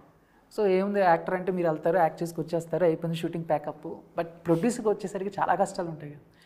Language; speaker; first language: Telugu; native; Telugu